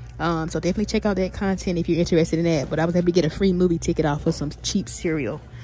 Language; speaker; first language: English; native; English